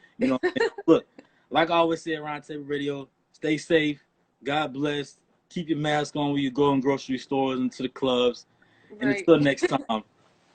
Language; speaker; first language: English; native; English